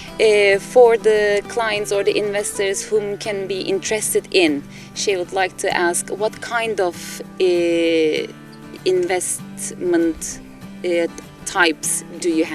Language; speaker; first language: English; non-native, fluent; Turkish